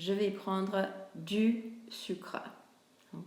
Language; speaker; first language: French; non-native, fluent; English